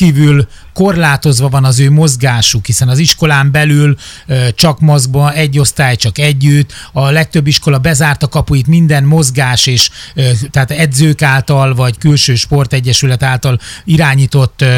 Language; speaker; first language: Hungarian; native; Hungarian